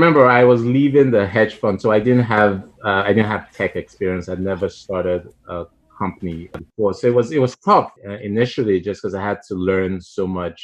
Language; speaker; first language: English; non-native, local second language; Igbo